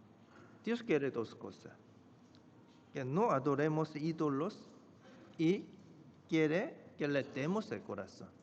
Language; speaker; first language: Spanish; non-native, fluent; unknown